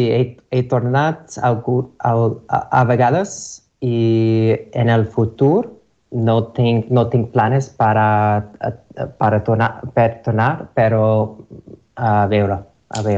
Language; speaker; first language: Catalan; non-native, learner; English